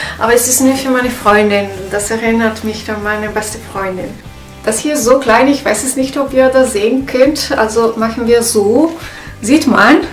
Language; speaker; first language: German; non-native, learner; Italian